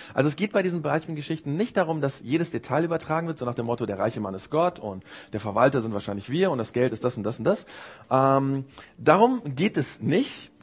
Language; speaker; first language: German; early bilingual, other home language; Japanese